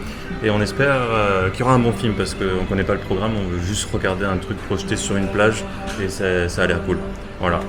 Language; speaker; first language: French; native; French